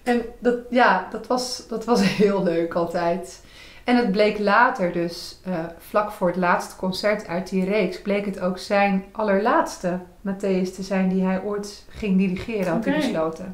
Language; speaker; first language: Dutch; native; Dutch